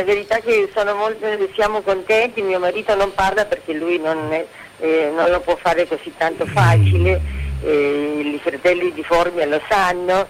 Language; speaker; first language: Italian; native; Italian